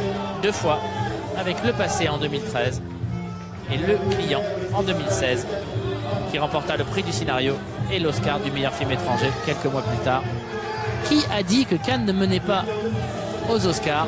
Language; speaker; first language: French; native; French